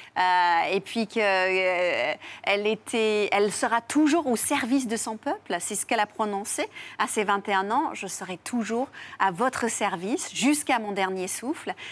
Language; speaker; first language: French; non-native, fluent; English